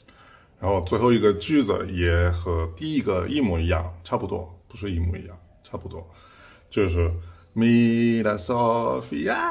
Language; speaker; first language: Chinese; non-native, fluent; Spanish